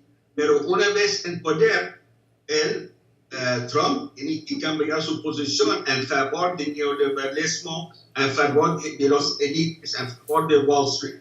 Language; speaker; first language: Spanish; non-native, fluent; English